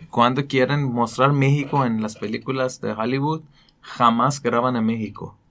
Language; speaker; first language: Spanish; non-native, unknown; Persian